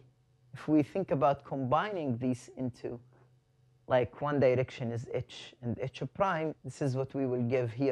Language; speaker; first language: English; non-native, fluent; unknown